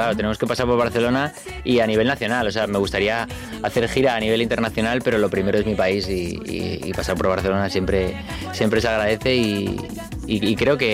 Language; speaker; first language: Spanish; native; Spanish